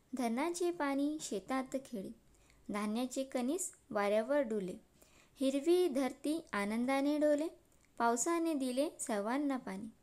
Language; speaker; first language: Marathi; non-native, local second language; Urdu